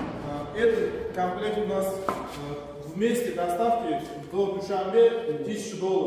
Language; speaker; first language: Russian; non-native, learner; Uzbek